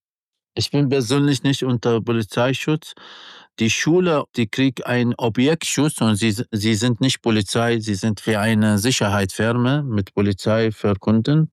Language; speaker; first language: German; non-native, learner; Arabic